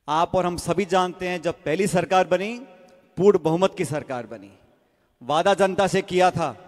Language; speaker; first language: Hindi; native; Hindi